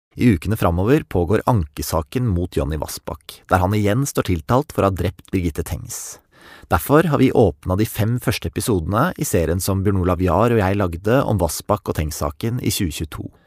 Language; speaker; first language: Norwegian; native; Norwegian